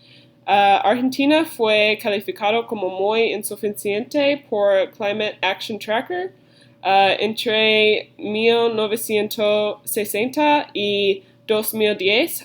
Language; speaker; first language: Spanish; non-native, learner; English